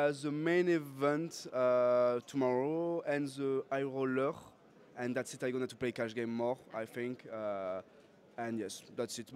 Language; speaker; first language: English; non-native, learner; French